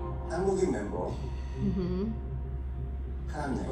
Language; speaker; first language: Korean; native; Korean